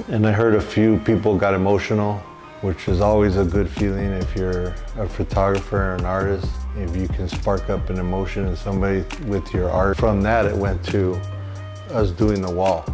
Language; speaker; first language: English; native; English